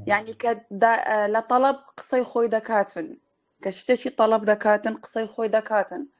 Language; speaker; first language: Central Kurdish; non-native, local second language; Kurdish